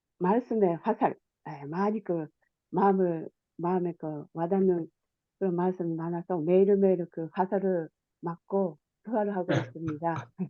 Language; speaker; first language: Korean; non-native, fluent; Japanese